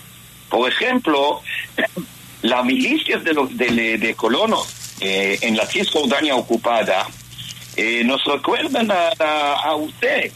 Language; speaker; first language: Spanish; non-native, fluent; Hebrew